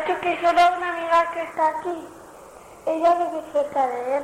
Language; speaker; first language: Spanish; non-native, learner; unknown